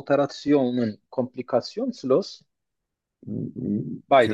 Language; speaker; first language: German; non-native, learner; Turkish